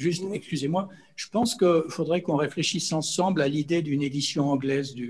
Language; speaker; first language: French; native; French